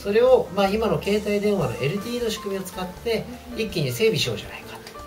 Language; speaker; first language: Japanese; native; Japanese